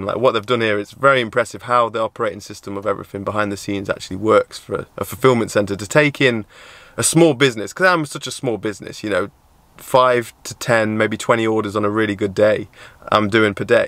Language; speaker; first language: English; native; English